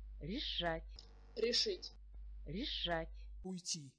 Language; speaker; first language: Russian; non-native, learner; English